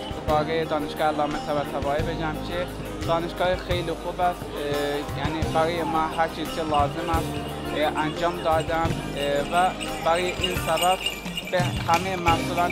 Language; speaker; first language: Persian; non-native, learner; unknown